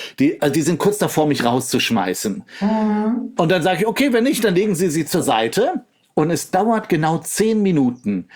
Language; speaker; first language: German; native; German